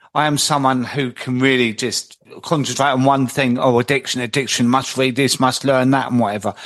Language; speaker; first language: English; native; English